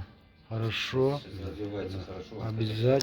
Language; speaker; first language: Russian; native; Russian